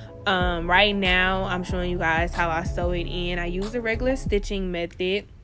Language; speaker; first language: English; native; English